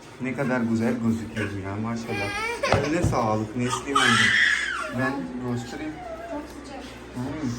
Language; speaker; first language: Turkish; non-native, learner; Urdu